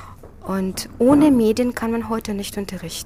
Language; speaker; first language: German; non-native, fluent; Russian